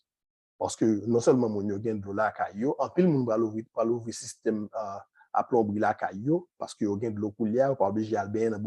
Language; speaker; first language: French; non-native, local second language; Haitian Creole